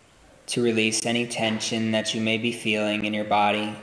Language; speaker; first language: English; native; English